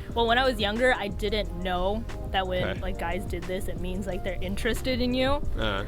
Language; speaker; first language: English; native; English